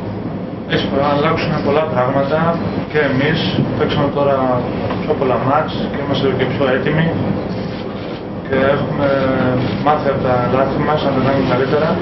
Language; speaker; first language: Greek; early bilingual, heritage; German